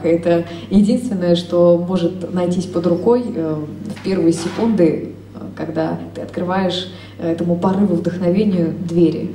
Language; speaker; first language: Russian; native; Russian